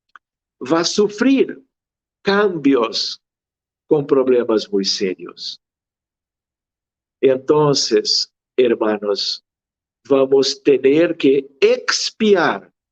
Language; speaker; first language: Spanish; non-native, fluent; Portuguese